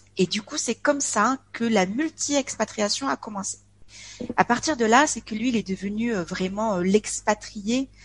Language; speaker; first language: French; native; French